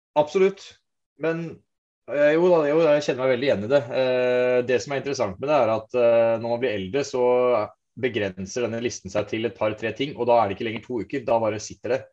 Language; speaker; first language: Norwegian; native; Norwegian